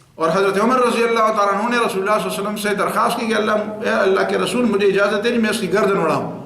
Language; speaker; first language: Urdu; non-native, local second language; Pashto